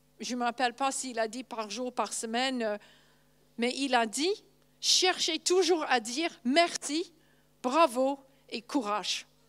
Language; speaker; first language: French; non-native, fluent; English